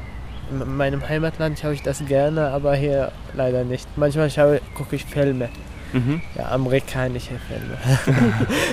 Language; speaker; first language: German; non-native, learner; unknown